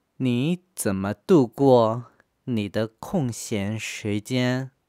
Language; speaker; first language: Chinese; non-native, fluent; Korean